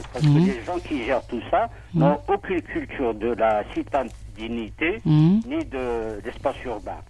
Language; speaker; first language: French; non-native, local second language; Arabic